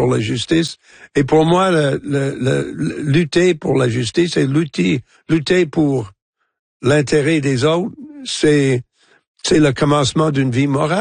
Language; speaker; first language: French; non-native, fluent; English